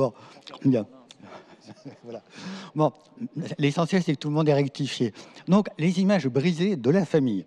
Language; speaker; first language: French; native; French